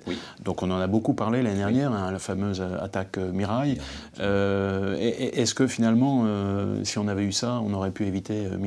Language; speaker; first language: French; native; French